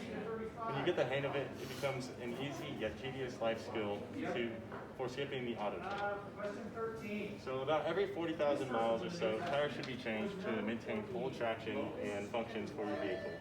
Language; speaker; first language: English; native; English